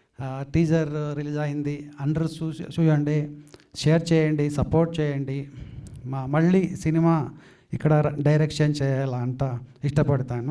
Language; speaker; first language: Telugu; non-native, learner; Kannada